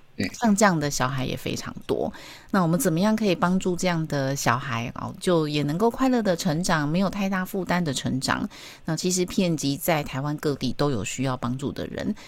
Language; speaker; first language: Chinese; native; Chinese